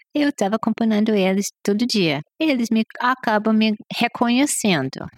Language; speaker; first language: Portuguese; non-native, fluent; English